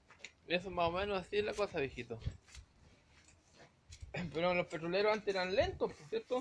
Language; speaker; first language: Spanish; native; Spanish